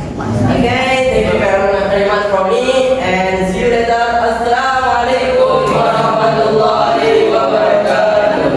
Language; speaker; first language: English; non-native, learner; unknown